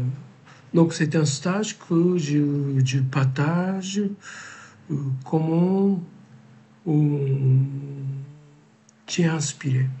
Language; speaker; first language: French; non-native, learner; Japanese